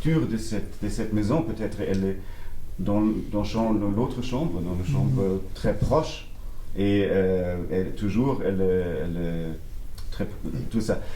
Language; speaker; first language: French; non-native, learner; German